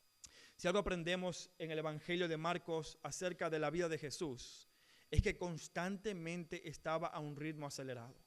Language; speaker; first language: Spanish; native; Spanish